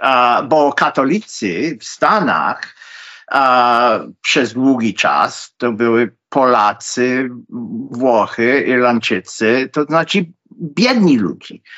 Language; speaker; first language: Polish; non-native, fluent; English